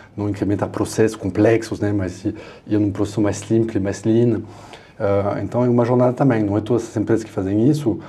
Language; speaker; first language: Portuguese; non-native, fluent; French